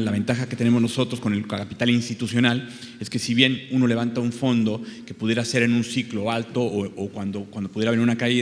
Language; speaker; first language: Spanish; native; Spanish